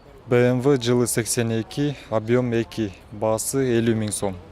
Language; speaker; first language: Kyrgyz; native; Kyrgyz